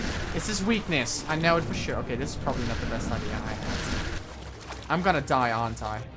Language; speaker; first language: English; native; English